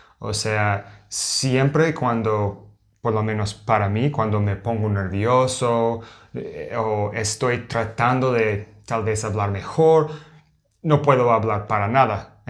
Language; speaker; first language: Spanish; non-native, learner; English